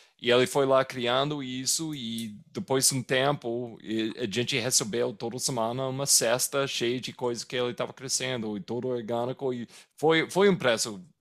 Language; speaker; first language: Portuguese; non-native, fluent; English